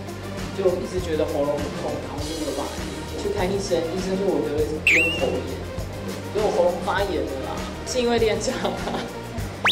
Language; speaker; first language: Chinese; native; Chinese